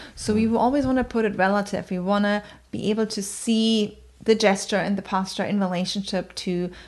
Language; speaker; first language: English; non-native, fluent; German